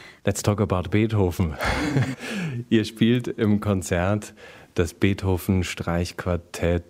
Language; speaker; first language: German; native; German